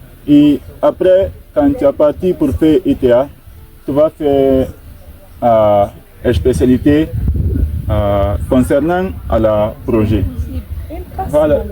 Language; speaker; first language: French; non-native, learner; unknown